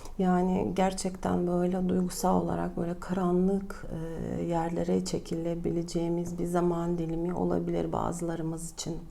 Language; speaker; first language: Turkish; non-native, fluent; Russian